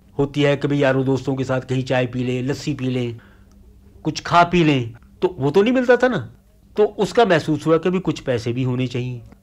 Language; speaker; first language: Hindi; non-native, local second language; Punjabi